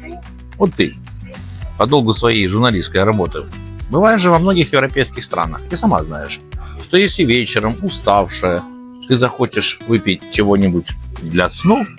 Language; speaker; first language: Russian; native; Russian